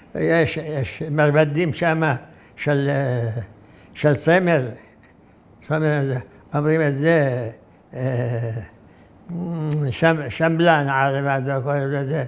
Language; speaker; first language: Hebrew; non-native, fluent; Arabic